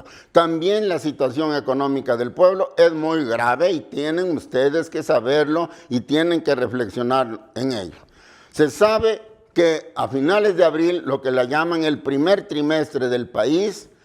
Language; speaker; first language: Spanish; native; Spanish